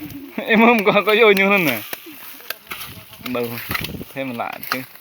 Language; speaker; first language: Vietnamese; non-native, local second language; Jarai